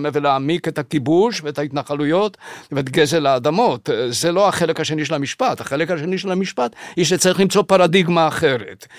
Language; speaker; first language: Hebrew; early bilingual, other home language; Spanish